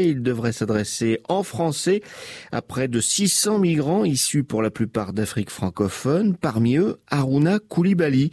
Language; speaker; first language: French; native; French